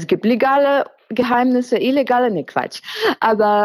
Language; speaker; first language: German; non-native, fluent; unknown